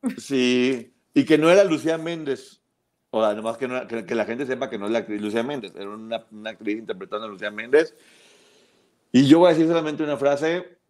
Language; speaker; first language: Spanish; native; Spanish